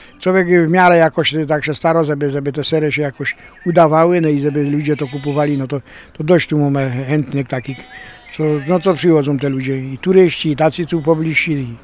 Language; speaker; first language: Polish; native; Polish